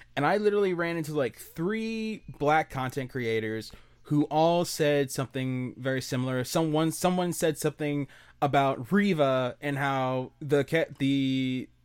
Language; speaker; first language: English; early bilingual, other home language; Spanish